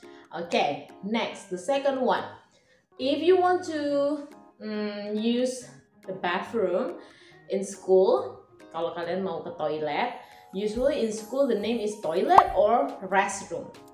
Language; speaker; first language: English; non-native, fluent; Indonesian